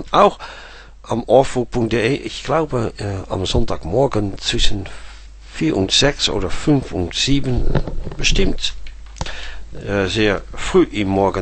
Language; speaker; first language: German; non-native, fluent; Dutch